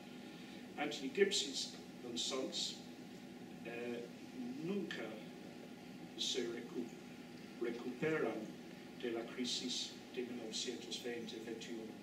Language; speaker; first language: Spanish; non-native, fluent; English